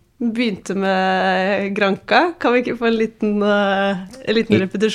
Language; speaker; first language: Norwegian; native; Norwegian